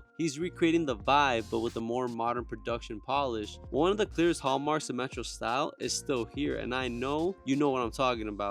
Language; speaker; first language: English; native; English